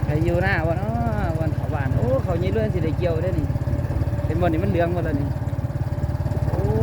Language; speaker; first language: Thai; non-native, local second language; Northeastern Thai